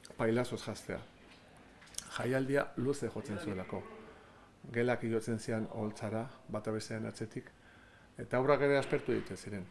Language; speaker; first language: Basque; non-native, local second language; Spanish